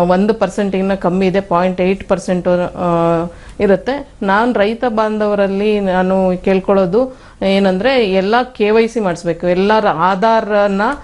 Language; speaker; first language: Kannada; native; Kannada